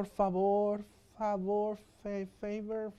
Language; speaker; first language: Spanish; non-native, fluent; English